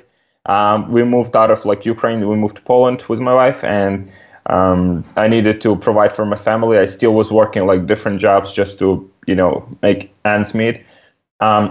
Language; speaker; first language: English; non-native, fluent; Ukrainian